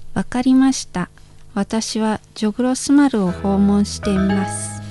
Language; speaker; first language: Japanese; non-native, fluent; Indonesian